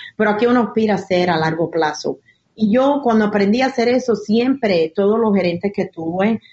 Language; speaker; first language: Spanish; early bilingual, heritage; Spanish